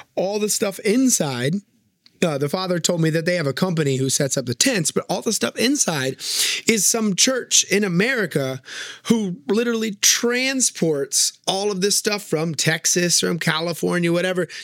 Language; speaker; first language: English; native; English